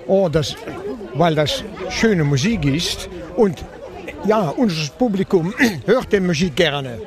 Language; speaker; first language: German; non-native, learner; Dutch